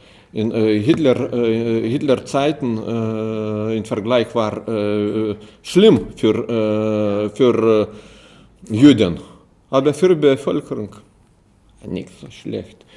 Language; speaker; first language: German; non-native, learner; Lithuanian